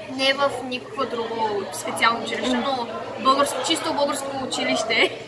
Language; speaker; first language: Bulgarian; early bilingual, other home language; Korean